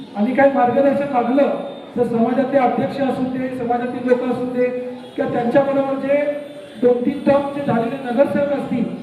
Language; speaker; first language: Marathi; non-native, local second language; Telugu